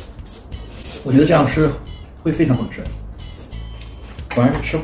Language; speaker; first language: Chinese; native; Chinese